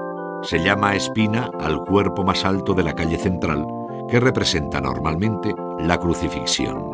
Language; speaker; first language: Spanish; native; Spanish